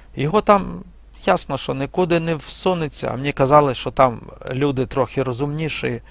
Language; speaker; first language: Ukrainian; non-native, fluent; Belarusian